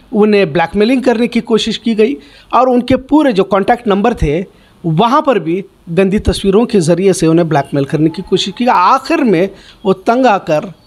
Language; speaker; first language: Hindi; non-native, local second language; Urdu